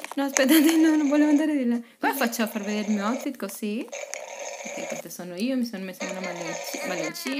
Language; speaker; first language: Italian; non-native, fluent; Spanish